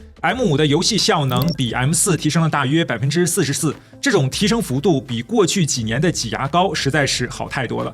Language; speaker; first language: Chinese; native; Chinese